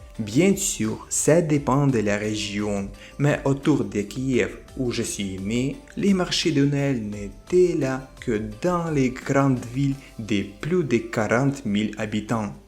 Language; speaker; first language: French; non-native, fluent; Ukrainian